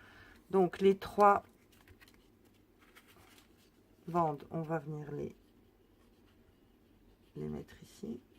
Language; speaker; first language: French; native; French